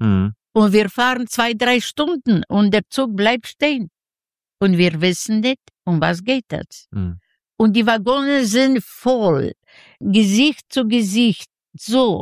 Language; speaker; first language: German; non-native, fluent; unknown